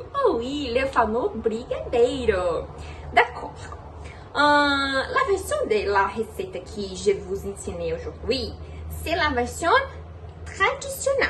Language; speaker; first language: French; non-native, learner; Portuguese